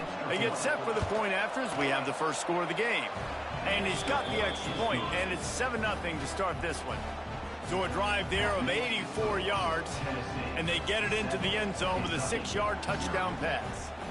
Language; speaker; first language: English; native; English